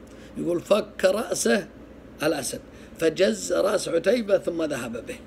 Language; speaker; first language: Arabic; native; Arabic